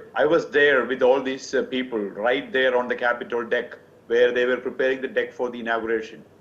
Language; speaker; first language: English; non-native, local second language; Malayalam